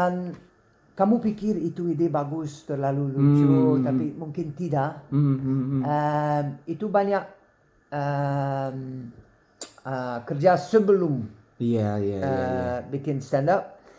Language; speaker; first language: Indonesian; non-native, learner; Dutch